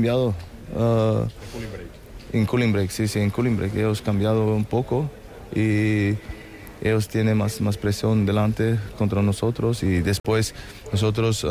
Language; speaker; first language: Spanish; non-native, learner; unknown